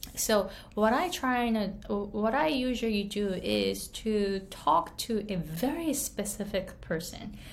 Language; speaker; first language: English; non-native, fluent; Japanese